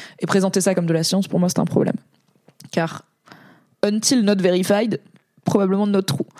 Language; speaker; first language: French; native; French